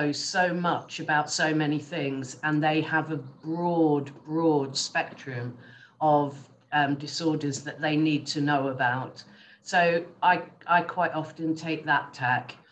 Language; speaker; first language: English; native; English